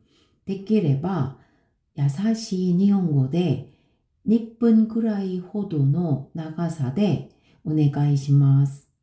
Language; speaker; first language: Japanese; non-native, learner; Korean